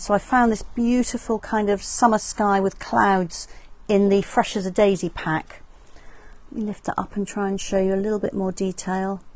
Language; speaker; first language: English; native; English